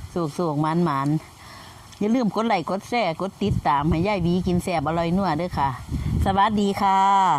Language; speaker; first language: Thai; native; Thai